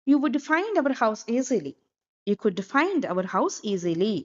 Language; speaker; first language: English; non-native, local second language; Telugu